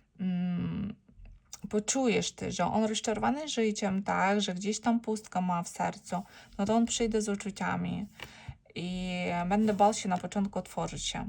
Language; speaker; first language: Polish; non-native, learner; Ukrainian